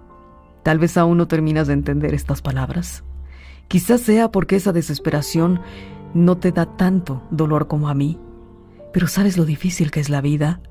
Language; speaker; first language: Spanish; native; Spanish